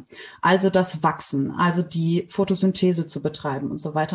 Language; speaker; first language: German; native; German